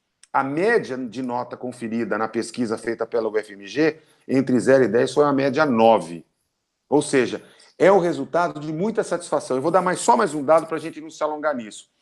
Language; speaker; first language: Portuguese; native; Portuguese